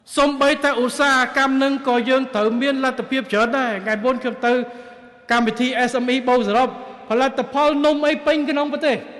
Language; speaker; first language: Khmer; native; Khmer